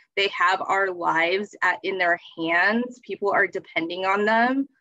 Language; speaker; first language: English; native; English